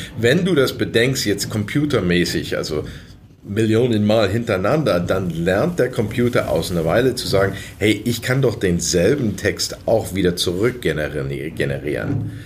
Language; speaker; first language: German; early bilingual, other home language; English